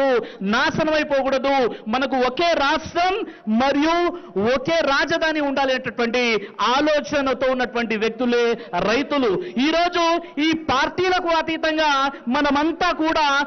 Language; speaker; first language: Telugu; native; Telugu